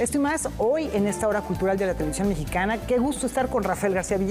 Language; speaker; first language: Spanish; native; Spanish